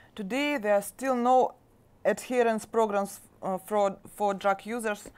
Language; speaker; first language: English; non-native, learner; Russian